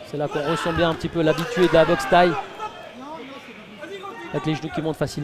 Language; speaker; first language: French; native; French